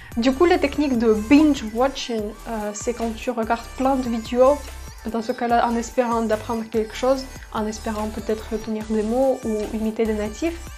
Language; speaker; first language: French; non-native, fluent; Russian